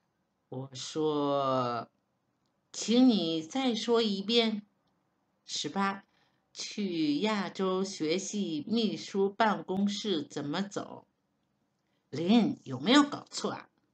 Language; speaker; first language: Chinese; non-native, learner; Hebrew